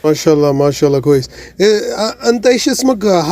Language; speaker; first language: Arabic; non-native, learner; Urdu